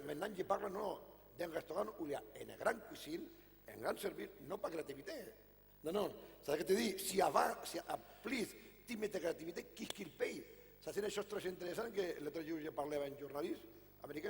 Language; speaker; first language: French; non-native, fluent; Catalan